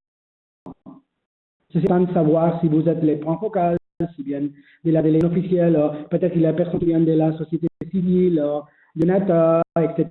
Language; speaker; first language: French; non-native, learner; Spanish